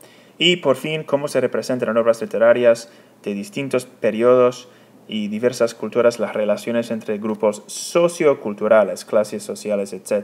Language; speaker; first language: Spanish; non-native, fluent; English